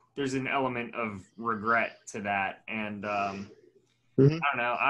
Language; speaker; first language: English; native; English